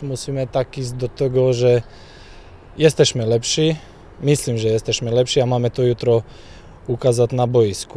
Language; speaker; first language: Polish; non-native, fluent; Slovak